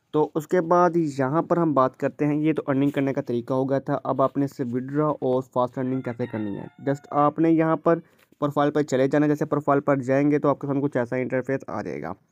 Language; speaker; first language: Urdu; native; Urdu